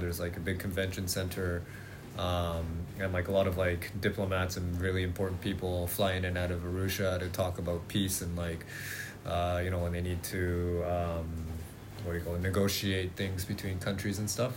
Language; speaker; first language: English; native; English